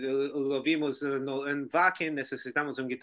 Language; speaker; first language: Spanish; non-native, learner; Portuguese